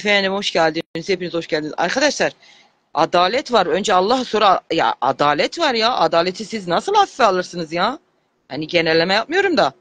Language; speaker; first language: Turkish; native; Turkish